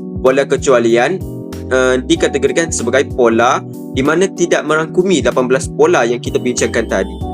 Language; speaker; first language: Malay; native; Malay